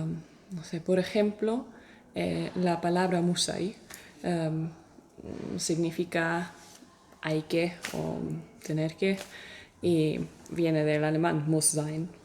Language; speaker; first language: Spanish; non-native, fluent; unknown